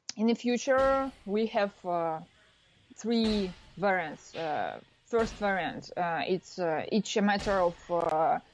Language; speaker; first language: English; non-native, learner; Russian